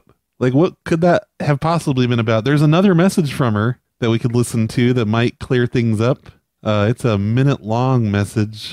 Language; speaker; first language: English; native; English